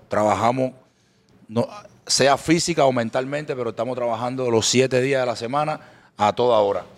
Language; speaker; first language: Spanish; native; Spanish